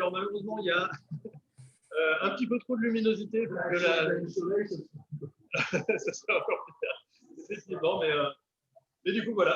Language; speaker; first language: French; native; French